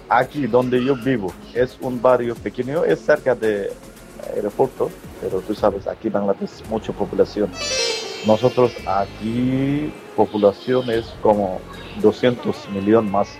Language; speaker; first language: Spanish; non-native, learner; Bangla